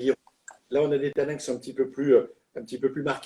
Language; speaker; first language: French; native; French